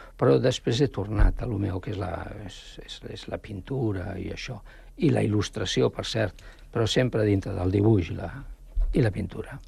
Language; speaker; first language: Catalan; non-native, local second language; Spanish